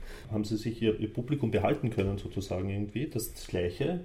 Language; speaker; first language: German; native; German